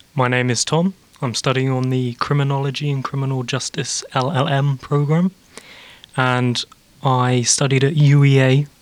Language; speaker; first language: English; native; English